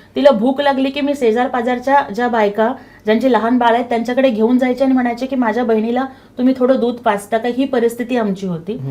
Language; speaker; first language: Marathi; non-native, local second language; Telugu